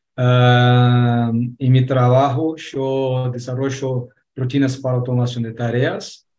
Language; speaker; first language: Spanish; non-native, fluent; Portuguese